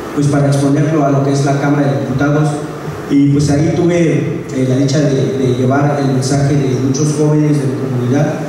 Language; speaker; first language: Spanish; non-native, local second language; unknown